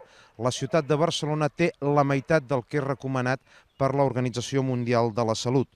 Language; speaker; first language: Catalan; native; Catalan